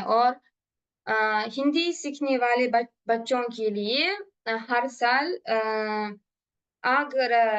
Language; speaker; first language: Hindi; non-native, learner; Uzbek